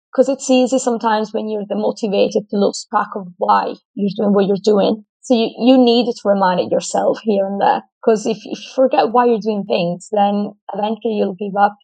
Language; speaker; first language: English; non-native, fluent; Italian